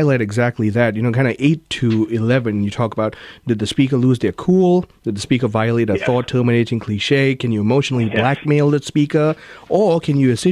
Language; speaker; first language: English; non-native, local second language; Tamil